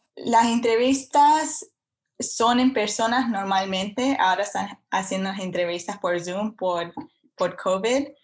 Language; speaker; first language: Spanish; early bilingual, heritage; Spanish